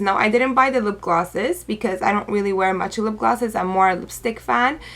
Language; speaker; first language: English; native; English